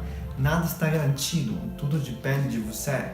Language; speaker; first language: Portuguese; non-native, fluent; Spanish